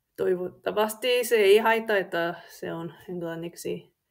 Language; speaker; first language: Finnish; non-native, learner; English